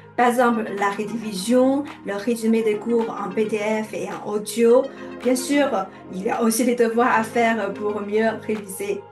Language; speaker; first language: French; non-native, fluent; Chinese